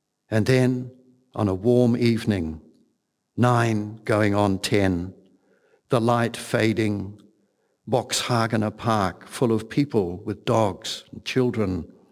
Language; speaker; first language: English; native; English